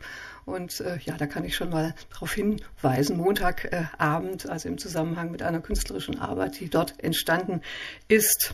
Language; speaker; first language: German; native; German